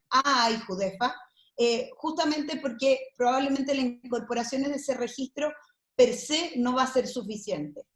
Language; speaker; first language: Spanish; native; Spanish